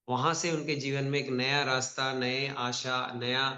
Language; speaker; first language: Hindi; non-native, local second language; Telugu